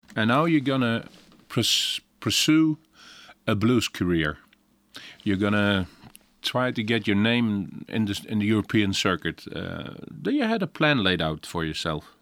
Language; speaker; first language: English; non-native, fluent; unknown